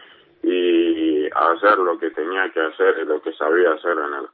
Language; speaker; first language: Spanish; non-native, learner; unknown